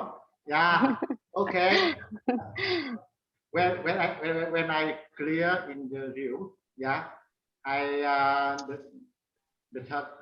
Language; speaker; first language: English; non-native, learner; Vietnamese